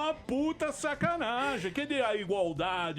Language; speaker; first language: Portuguese; native; Portuguese